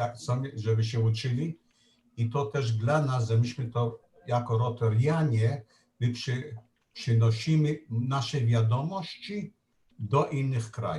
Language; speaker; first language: Polish; non-native, learner; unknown